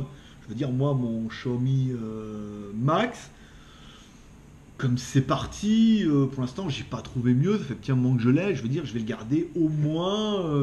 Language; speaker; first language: French; native; French